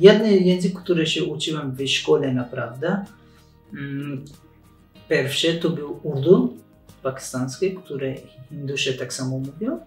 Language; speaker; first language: Polish; non-native, learner; Persian